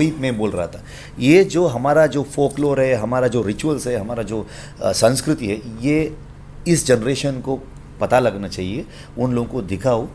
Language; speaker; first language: Hindi; non-native, local second language; Kannada